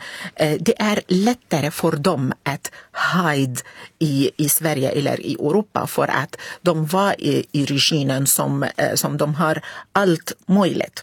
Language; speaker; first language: Swedish; non-native, fluent; Arabic